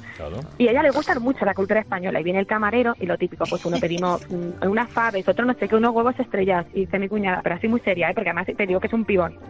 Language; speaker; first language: Spanish; native; Spanish